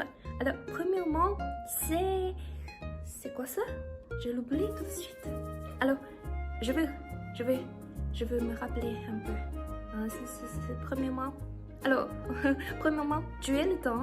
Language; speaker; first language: French; non-native, learner; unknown